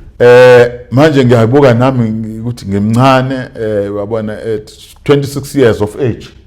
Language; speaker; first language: Zulu; native; Zulu